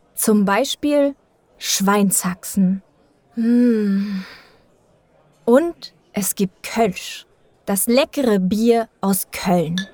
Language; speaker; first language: German; native; German